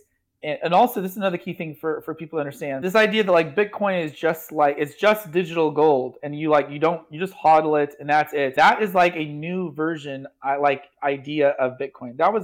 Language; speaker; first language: English; native; English